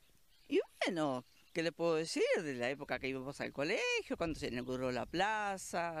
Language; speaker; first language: Spanish; native; Spanish